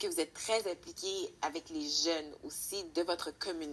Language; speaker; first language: French; native; French